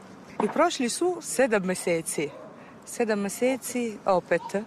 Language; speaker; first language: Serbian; non-native, fluent; Italian